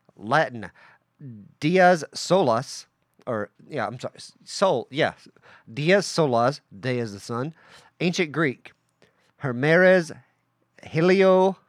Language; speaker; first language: English; native; English